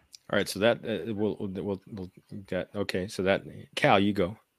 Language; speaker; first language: English; native; English